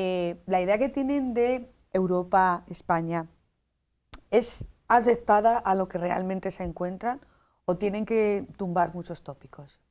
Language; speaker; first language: Spanish; native; Spanish